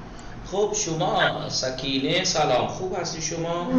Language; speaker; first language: Persian; non-native, fluent; Urdu